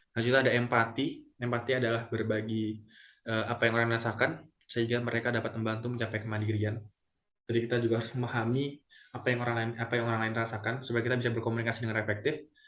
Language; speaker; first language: Indonesian; native; Indonesian